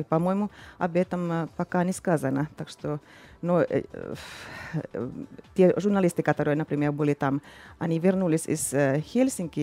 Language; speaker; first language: Russian; non-native, fluent; Finnish